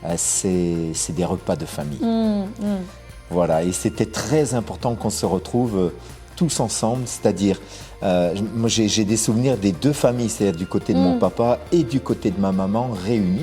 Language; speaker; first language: French; native; French